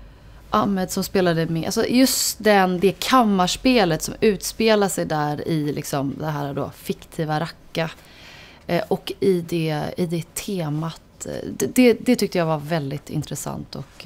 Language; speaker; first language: Swedish; native; Swedish